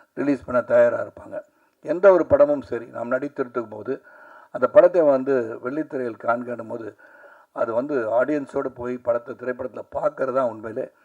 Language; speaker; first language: Tamil; native; Tamil